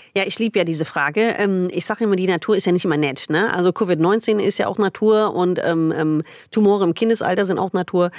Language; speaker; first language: German; non-native, fluent; English